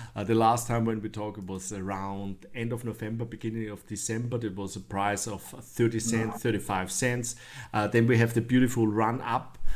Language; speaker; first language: English; non-native, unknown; German